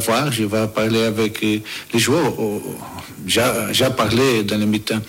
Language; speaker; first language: French; non-native, fluent; Portuguese